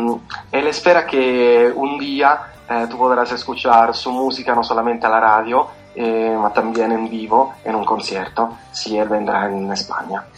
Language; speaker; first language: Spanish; non-native, fluent; Italian